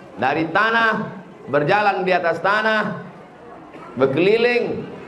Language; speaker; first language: Indonesian; native; Indonesian